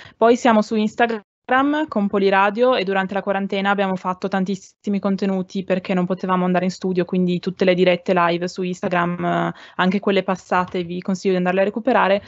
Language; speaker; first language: Italian; native; Italian